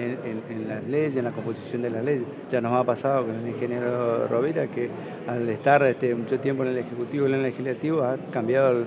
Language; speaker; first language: Spanish; native; Spanish